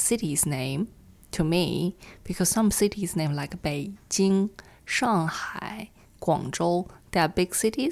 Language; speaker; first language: English; non-native, fluent; Chinese